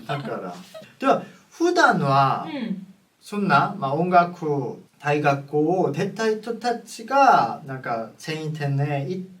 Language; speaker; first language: Japanese; non-native, fluent; Korean